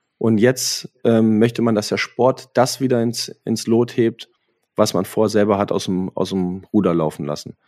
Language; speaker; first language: German; native; German